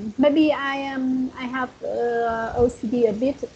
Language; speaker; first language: English; non-native, learner; Vietnamese